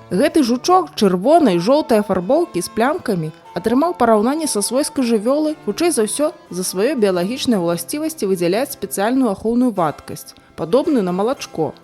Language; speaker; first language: Belarusian; native; Belarusian